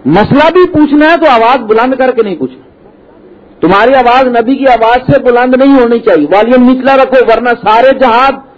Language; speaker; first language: Urdu; non-native, local second language; Punjabi